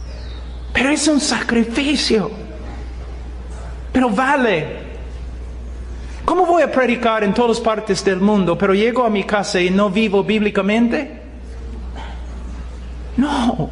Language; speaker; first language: Spanish; non-native, fluent; English